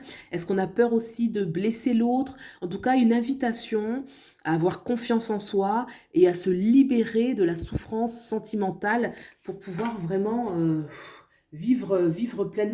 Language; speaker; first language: French; native; French